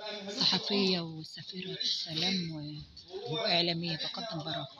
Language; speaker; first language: Arabic; native; Arabic